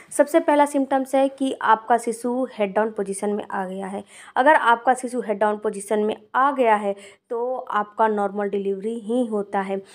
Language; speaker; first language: Hindi; native; Hindi